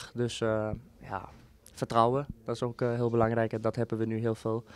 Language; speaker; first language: Dutch; non-native, fluent; Danish